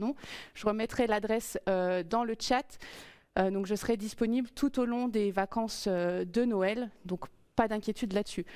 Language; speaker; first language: French; native; French